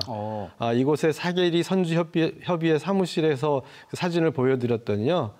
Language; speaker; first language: Korean; native; Korean